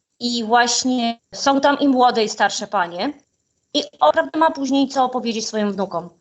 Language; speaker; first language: Polish; non-native, fluent; Ukrainian